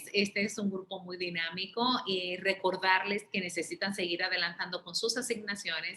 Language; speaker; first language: Spanish; native; Spanish